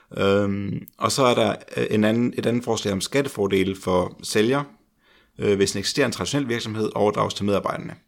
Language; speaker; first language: Danish; native; Danish